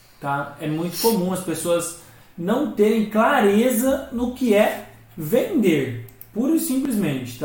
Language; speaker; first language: Portuguese; native; Portuguese